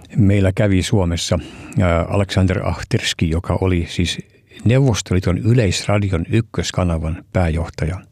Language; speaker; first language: Finnish; early bilingual, heritage; Finnish